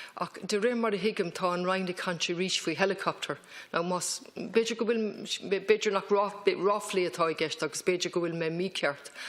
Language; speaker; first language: Irish; non-native, local second language; English